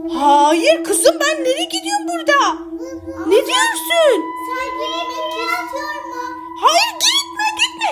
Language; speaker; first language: Turkish; non-native, fluent; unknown